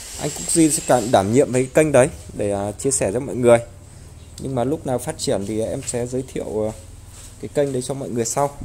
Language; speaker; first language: Vietnamese; non-native, local second language; Tày